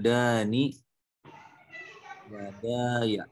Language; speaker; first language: Arabic; non-native, learner; Indonesian